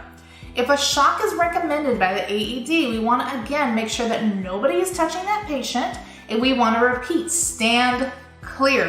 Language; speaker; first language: English; native; English